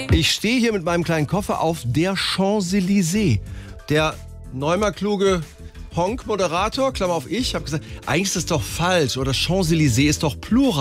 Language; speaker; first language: German; native; German